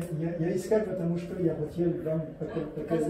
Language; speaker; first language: Russian; non-native, learner; French